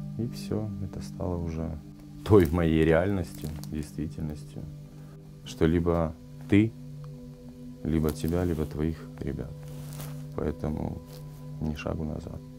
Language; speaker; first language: Russian; native; Russian